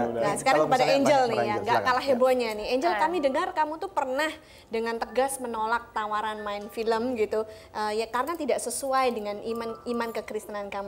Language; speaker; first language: Indonesian; native; Indonesian